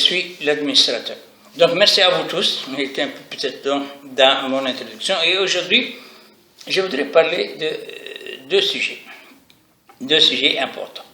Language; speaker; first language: French; non-native, local second language; Arabic